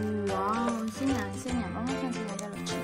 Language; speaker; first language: Spanish; native; Spanish